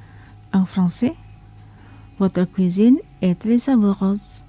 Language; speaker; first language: French; non-native, local second language; Indonesian